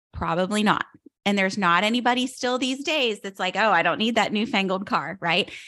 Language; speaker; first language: English; native; English